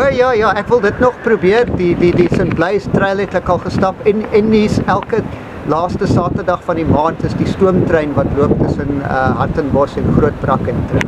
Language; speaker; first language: Afrikaans; non-native, local second language; English